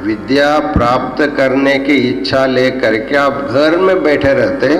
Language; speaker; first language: Hindi; non-native, local second language; Kannada